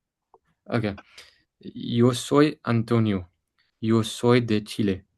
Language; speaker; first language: Spanish; non-native, learner; English